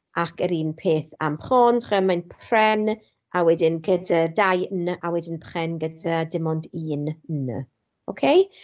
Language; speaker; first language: Welsh; non-native, local second language; English